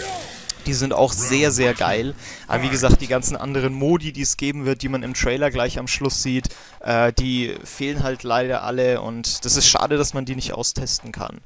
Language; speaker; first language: German; native; German